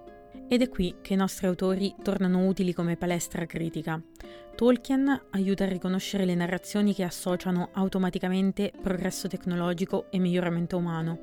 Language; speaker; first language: Italian; native; Italian